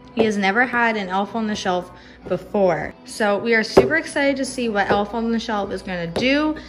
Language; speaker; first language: English; native; English